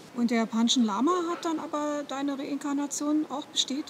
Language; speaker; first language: German; native; German